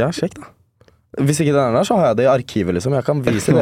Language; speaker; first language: Norwegian; early bilingual, other home language; Turkish